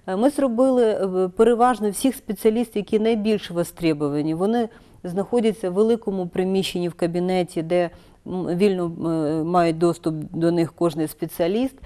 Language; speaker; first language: Ukrainian; native; Ukrainian